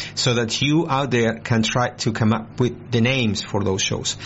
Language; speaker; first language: English; non-native, fluent; Spanish